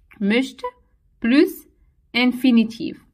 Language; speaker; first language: German; non-native, learner; Arabic